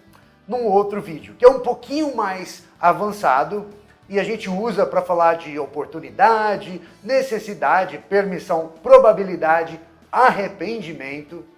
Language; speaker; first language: Portuguese; non-native, fluent; English